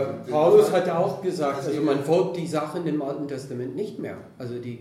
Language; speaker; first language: German; non-native, fluent; English